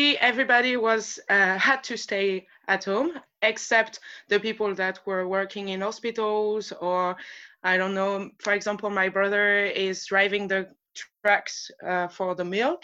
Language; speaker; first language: English; non-native, fluent; French